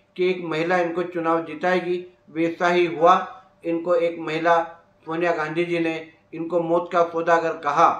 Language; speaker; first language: Hindi; native; Hindi